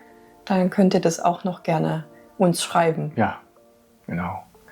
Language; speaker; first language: German; non-native, learner; Japanese